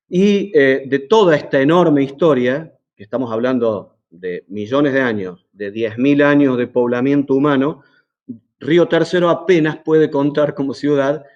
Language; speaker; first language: Spanish; native; Spanish